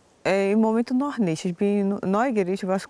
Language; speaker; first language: German; non-native, learner; Portuguese